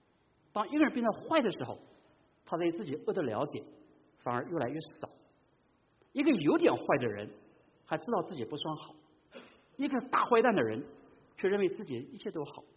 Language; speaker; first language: Chinese; native; Chinese